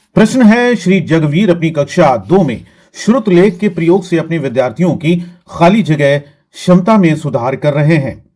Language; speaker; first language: Hindi; native; Hindi